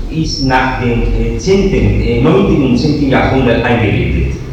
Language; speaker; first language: German; non-native, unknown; Spanish